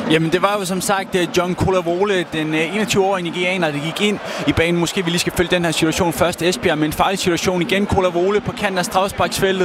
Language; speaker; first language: Danish; native; Danish